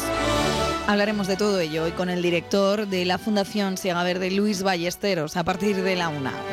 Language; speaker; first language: Spanish; native; Spanish